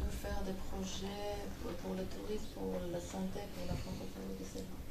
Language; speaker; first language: French; non-native, fluent; Armenian